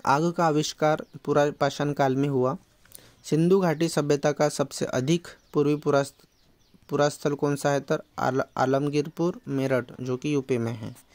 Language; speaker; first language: Hindi; non-native, local second language; Marathi